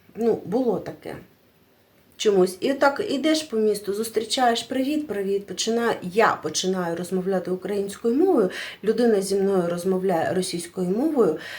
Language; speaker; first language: Ukrainian; non-native, local second language; Russian